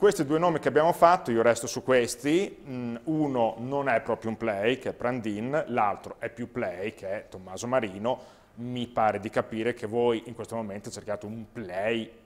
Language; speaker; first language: Italian; native; Italian